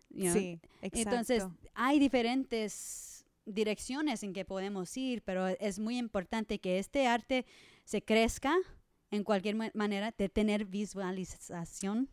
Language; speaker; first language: Spanish; non-native, learner; English